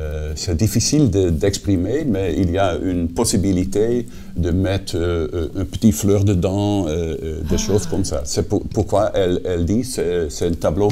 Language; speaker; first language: French; non-native, fluent; Dutch